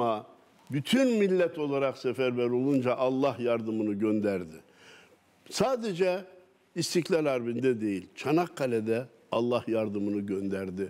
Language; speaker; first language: Turkish; native; Turkish